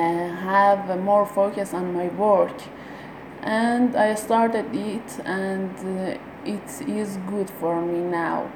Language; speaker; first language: English; non-native, learner; Persian